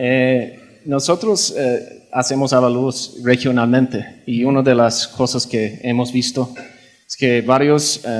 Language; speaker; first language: Spanish; non-native, fluent; English